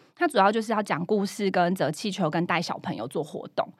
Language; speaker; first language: Chinese; native; Chinese